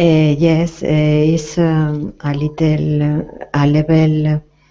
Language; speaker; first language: English; non-native, learner; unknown